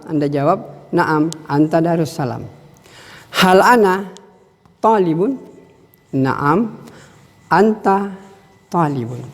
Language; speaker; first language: Arabic; non-native, fluent; Indonesian